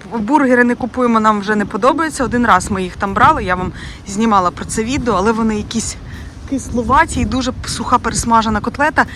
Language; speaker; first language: Ukrainian; native; Ukrainian